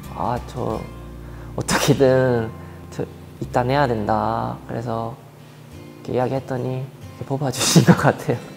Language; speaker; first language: Korean; early bilingual, heritage; Japanese